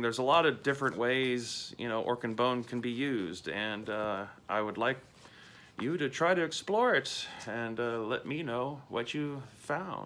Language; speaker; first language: English; native; English